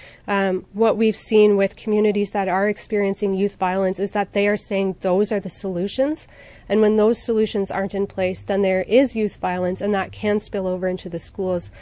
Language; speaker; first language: English; native; English